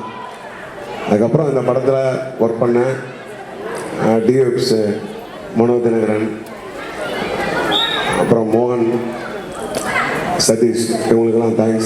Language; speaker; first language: Tamil; native; Tamil